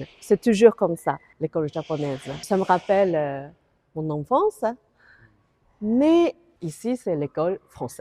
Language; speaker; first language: French; non-native, fluent; Japanese